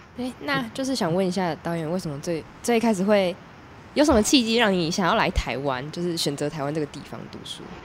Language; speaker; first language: Chinese; native; Chinese